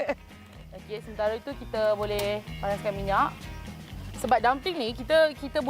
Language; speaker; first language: Malay; native; Malay